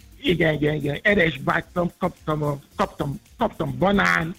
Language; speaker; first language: Hungarian; non-native, fluent; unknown